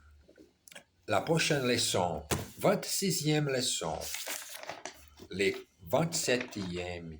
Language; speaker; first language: French; non-native, learner; Portuguese